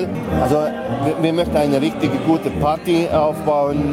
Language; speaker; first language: German; non-native, local second language; Hungarian